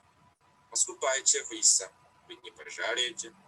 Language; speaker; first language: Russian; non-native, fluent; Chinese